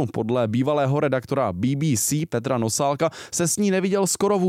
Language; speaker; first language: Czech; native; Czech